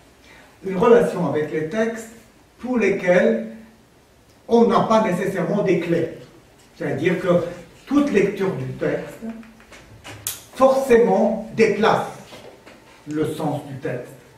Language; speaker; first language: French; non-native, fluent; Armenian